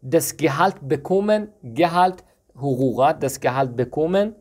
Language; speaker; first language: German; non-native, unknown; Persian